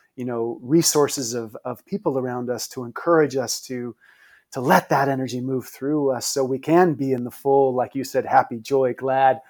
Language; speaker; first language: English; native; English